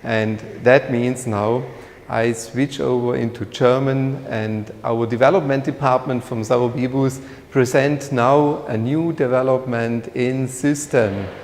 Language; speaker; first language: English; non-native, fluent; German